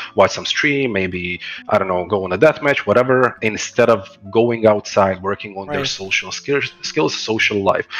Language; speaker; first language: English; non-native, fluent; Croatian